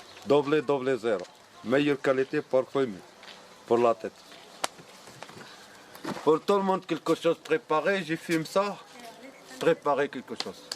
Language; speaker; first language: French; non-native, learner; Arabic